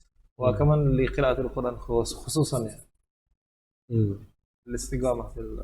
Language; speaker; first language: Arabic; non-native, fluent; Indonesian